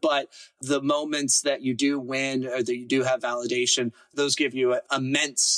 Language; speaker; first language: English; native; English